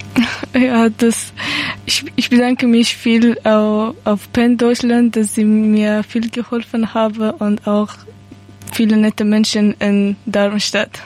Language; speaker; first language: German; non-native, learner; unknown